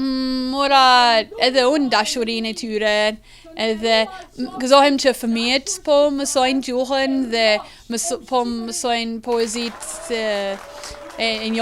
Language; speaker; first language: Albanian; non-native, fluent; English